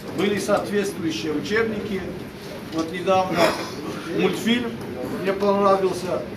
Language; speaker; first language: Russian; non-native, local second language; Ossetic